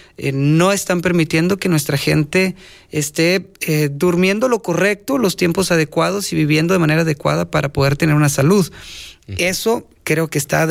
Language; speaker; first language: Spanish; native; Spanish